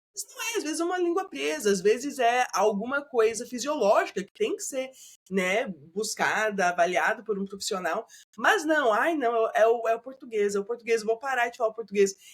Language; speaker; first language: Portuguese; native; Portuguese